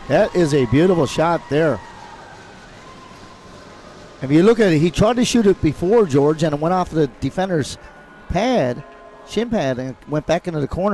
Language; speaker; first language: English; native; English